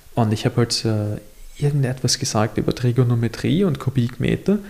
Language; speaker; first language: German; native; German